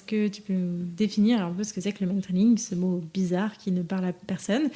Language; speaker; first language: French; native; French